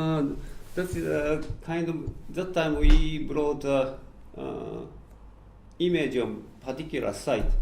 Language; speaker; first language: English; non-native, fluent; Japanese